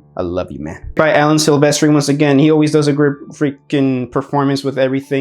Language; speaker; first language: English; native; English